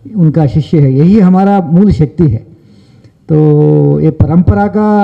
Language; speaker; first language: Hindi; non-native, local second language; Kannada